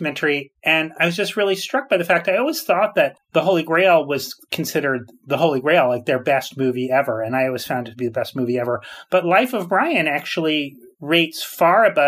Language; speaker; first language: English; native; English